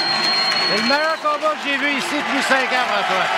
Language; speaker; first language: French; native; French